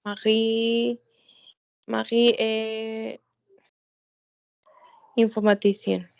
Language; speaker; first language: French; non-native, learner; Spanish